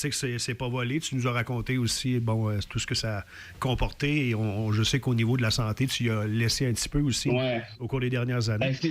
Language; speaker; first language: French; native; French